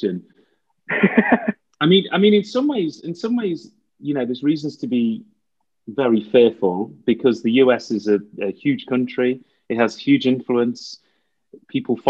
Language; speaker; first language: English; native; English